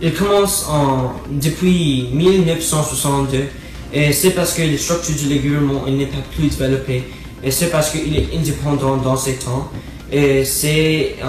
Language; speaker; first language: French; non-native, learner; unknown